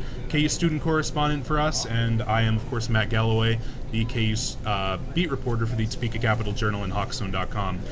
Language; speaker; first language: English; native; English